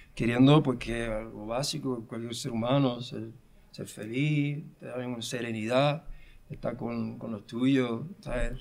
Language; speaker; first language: Spanish; early bilingual, heritage; Spanish